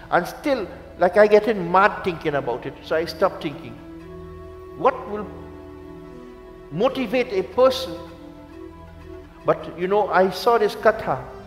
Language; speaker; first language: English; native; English